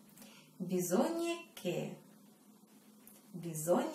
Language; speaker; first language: Italian; non-native, fluent; Russian